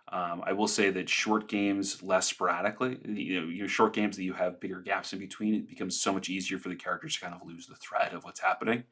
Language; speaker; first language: English; native; English